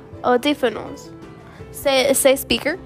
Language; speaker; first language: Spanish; non-native, learner; English